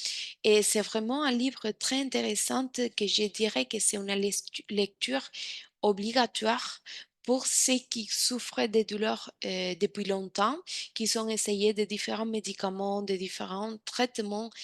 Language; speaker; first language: French; non-native, fluent; Spanish